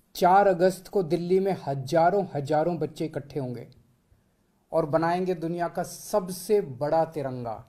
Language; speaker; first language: Hindi; native; Hindi